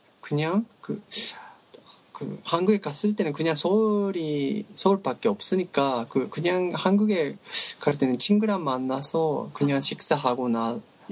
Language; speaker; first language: Korean; non-native, learner; Japanese